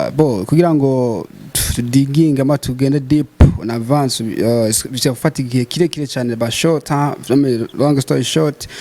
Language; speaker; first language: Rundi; early bilingual, heritage; Rundi